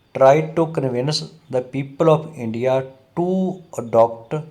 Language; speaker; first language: English; non-native, local second language; Punjabi